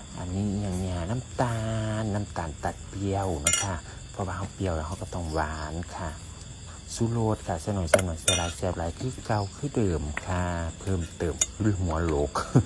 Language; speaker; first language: Thai; native; Thai